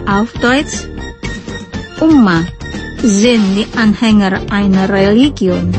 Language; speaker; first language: German; non-native, fluent; Indonesian